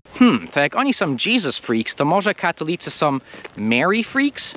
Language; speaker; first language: Polish; non-native, fluent; English